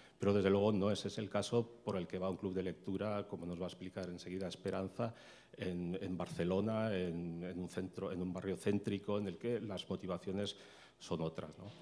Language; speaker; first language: Spanish; native; Spanish